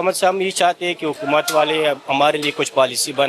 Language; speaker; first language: Hindi; non-native, fluent; Pashto